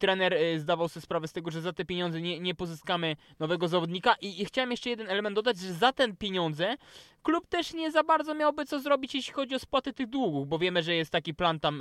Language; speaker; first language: Polish; native; Polish